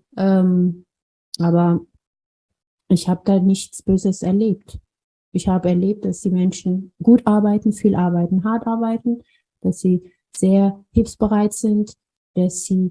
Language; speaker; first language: German; non-native, fluent; Amharic